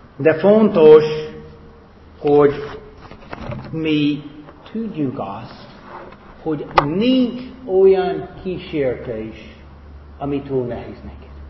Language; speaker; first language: Hungarian; non-native, fluent; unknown